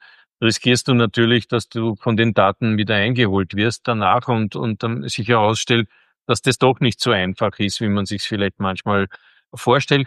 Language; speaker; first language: German; native; German